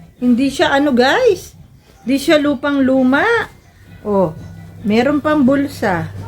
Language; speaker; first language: Filipino; non-native, local second language; Pampanga